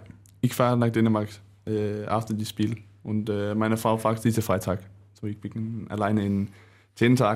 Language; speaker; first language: German; non-native, learner; Danish